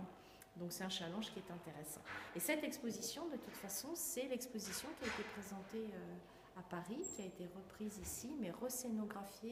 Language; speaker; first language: French; native; French